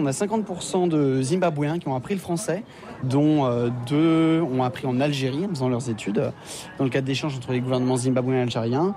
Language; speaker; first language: French; native; French